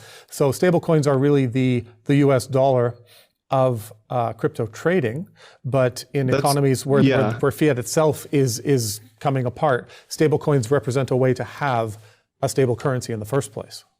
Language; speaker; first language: English; native; English